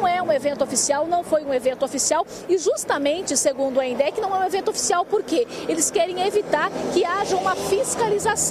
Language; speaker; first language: Portuguese; native; Portuguese